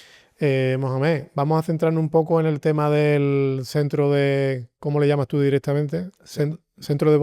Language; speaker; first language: Spanish; native; Spanish